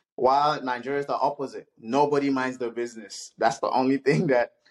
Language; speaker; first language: English; non-native, local second language; Yoruba